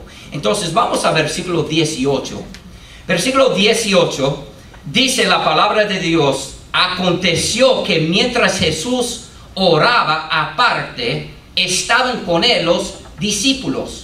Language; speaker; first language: Spanish; non-native, fluent; English